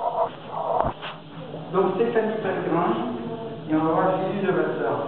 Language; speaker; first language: French; native; French